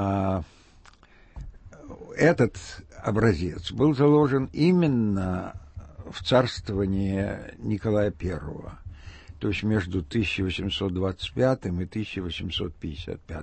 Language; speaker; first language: Russian; native; Russian